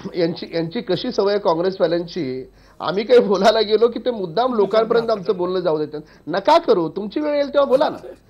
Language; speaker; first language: Marathi; native; Marathi